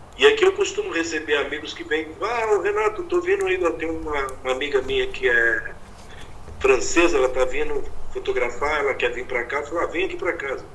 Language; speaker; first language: Portuguese; native; Portuguese